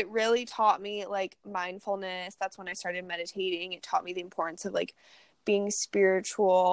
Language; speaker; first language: English; native; English